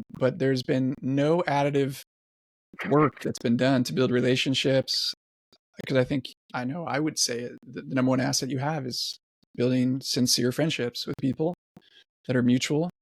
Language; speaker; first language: English; native; English